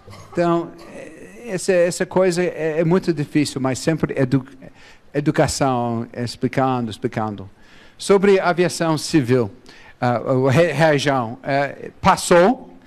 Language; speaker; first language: Portuguese; non-native, fluent; English